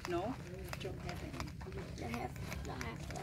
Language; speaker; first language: English; non-native, learner; Vietnamese